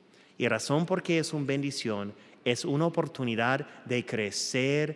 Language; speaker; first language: Spanish; non-native, fluent; English